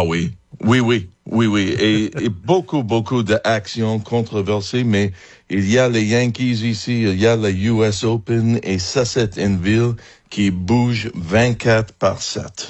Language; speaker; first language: French; non-native, fluent; English